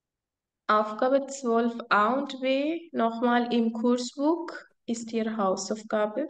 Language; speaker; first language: German; non-native, fluent; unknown